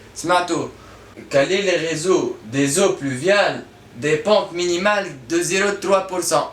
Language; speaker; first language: French; non-native, local second language; Arabic